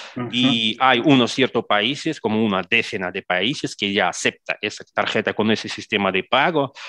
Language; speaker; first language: Spanish; non-native, fluent; Russian